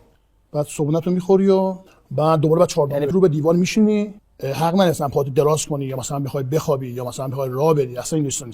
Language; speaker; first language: Persian; native; Persian